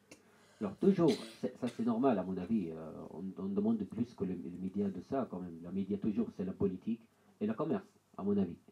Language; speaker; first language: French; non-native, learner; Arabic